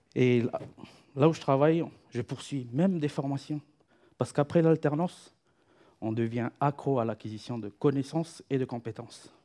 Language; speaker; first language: French; non-native, fluent; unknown